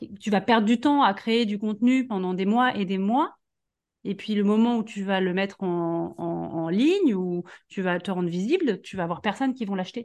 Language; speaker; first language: French; native; French